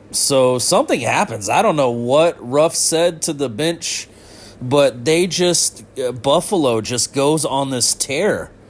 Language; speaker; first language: English; native; English